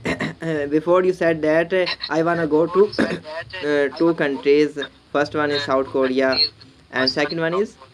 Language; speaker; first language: English; non-native, learner; Urdu